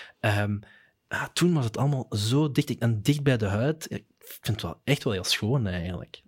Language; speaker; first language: Dutch; native; Dutch